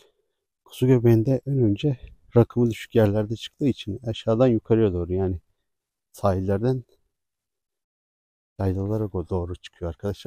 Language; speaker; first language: Turkish; native; Turkish